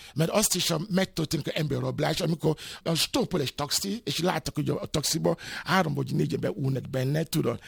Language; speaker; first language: Hungarian; non-native, learner; Yoruba